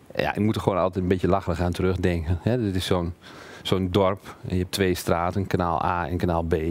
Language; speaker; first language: Dutch; native; Dutch